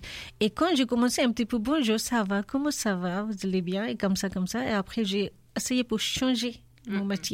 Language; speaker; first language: French; non-native, learner; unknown